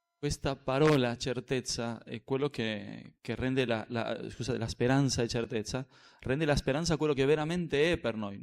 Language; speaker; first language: Italian; non-native, fluent; Spanish